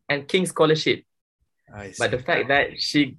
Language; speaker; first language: English; non-native, local second language; Malay